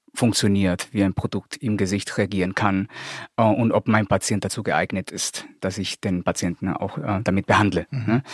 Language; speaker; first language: German; non-native, fluent; Spanish